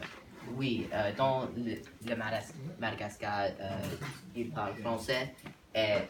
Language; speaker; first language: French; non-native, learner; English